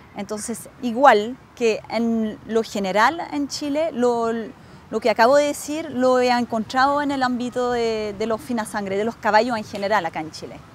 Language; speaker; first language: Spanish; non-native, fluent; French